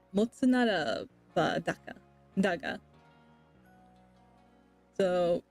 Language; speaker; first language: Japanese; non-native, learner; English